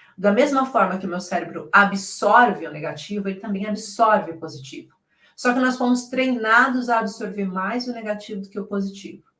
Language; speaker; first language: Portuguese; native; Portuguese